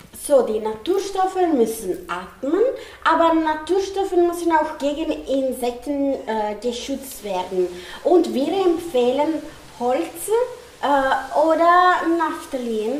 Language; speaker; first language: German; non-native, learner; Italian